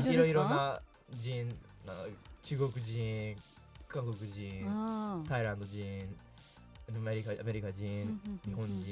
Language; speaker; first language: Japanese; non-native, fluent; English